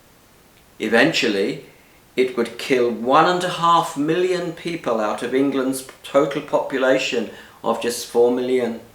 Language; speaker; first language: English; native; English